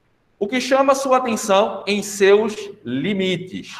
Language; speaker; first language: Portuguese; native; Portuguese